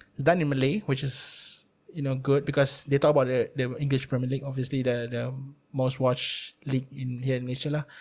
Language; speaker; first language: English; non-native, local second language; Malay